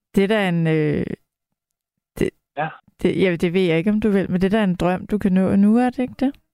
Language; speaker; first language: Danish; native; Danish